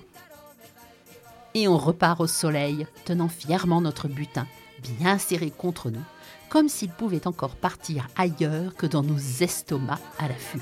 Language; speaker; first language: French; native; French